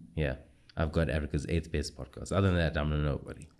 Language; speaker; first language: English; native; English